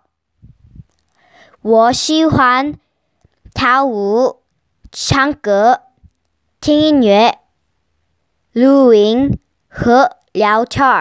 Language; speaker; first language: Chinese; non-native, learner; Korean